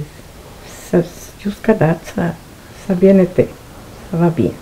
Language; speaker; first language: French; non-native, fluent; Spanish